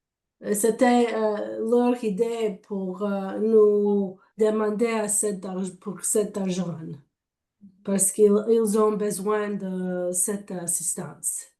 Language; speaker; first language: French; non-native, learner; English